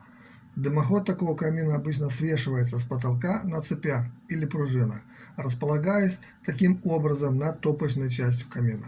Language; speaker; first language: Russian; native; Russian